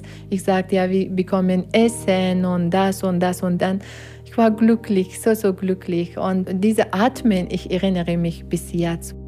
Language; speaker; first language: German; non-native, learner; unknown